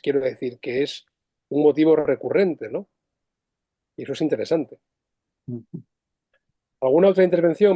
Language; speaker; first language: Spanish; native; Spanish